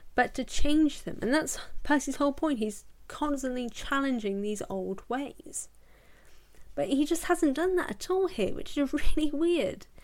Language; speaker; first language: English; native; English